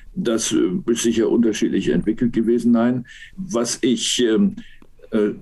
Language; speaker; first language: German; native; German